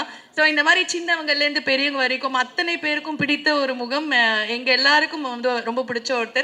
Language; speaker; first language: Tamil; native; Tamil